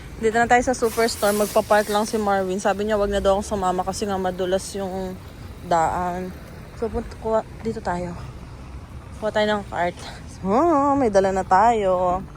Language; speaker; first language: Filipino; native; Filipino